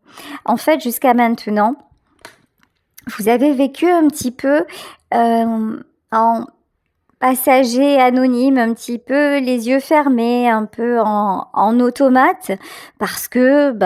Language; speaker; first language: French; native; French